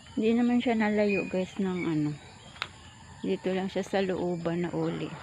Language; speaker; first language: Filipino; non-native, local second language; Cebuano